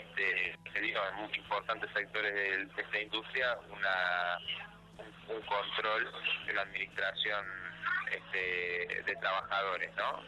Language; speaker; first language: Spanish; native; Spanish